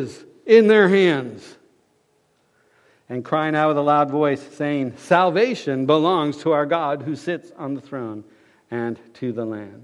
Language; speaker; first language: English; native; English